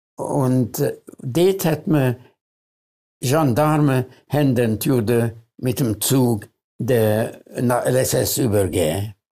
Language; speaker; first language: German; early bilingual, other home language; Hungarian